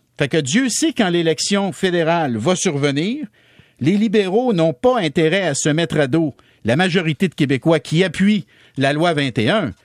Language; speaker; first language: French; native; French